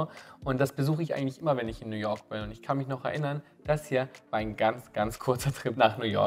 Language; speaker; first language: German; native; German